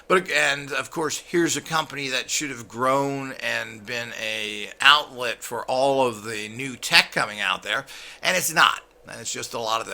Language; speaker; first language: English; native; English